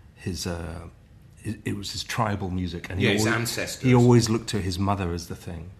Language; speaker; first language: English; native; English